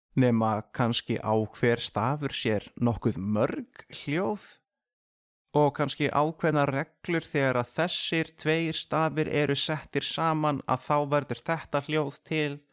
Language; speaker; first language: Icelandic; native; Icelandic